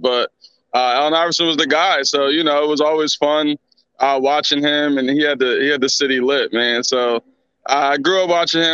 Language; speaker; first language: English; native; English